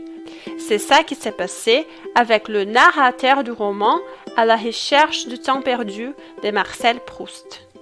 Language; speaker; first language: French; non-native, fluent; Portuguese